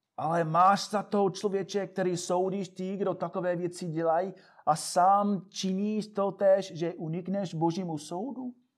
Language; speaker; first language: Czech; non-native, fluent; English